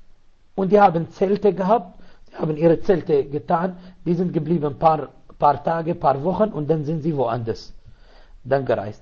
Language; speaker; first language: German; non-native, fluent; Arabic